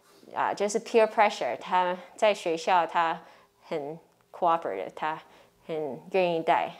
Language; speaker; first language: Chinese; early bilingual, heritage; English